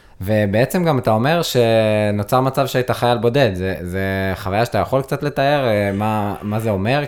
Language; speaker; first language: Hebrew; native; Hebrew